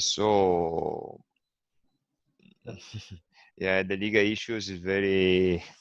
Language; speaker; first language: English; non-native, learner; Italian